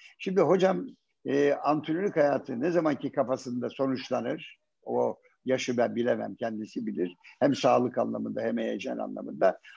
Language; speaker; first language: Turkish; native; Turkish